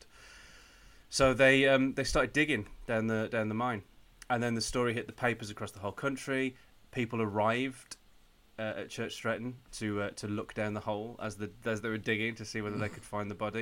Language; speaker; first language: English; native; English